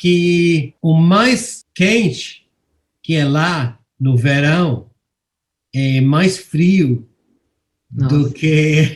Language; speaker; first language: Portuguese; non-native, fluent; English